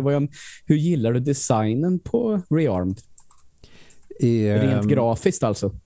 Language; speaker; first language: Swedish; native; Swedish